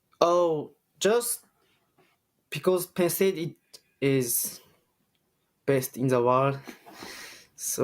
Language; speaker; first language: English; non-native, learner; Japanese